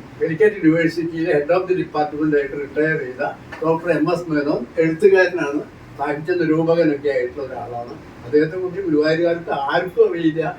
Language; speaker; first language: Malayalam; native; Malayalam